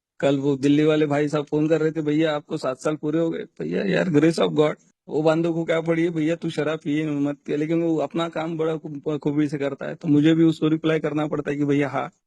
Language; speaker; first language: Hindi; non-native, local second language; Marathi